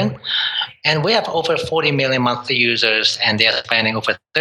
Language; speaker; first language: English; non-native, local second language; Cantonese